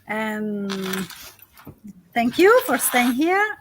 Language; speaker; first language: English; non-native, fluent; Italian